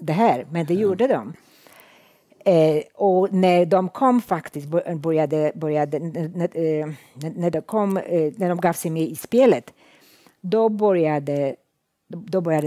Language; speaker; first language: Swedish; non-native, fluent; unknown